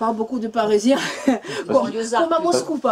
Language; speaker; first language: French; non-native, learner; Russian